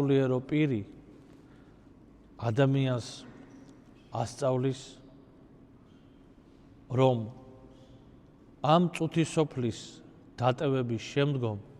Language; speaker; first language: Georgian; native; Georgian